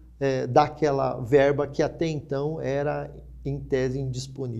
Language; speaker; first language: Portuguese; native; Portuguese